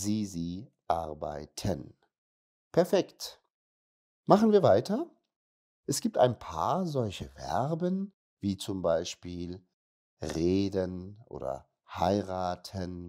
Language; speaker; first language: German; non-native, fluent; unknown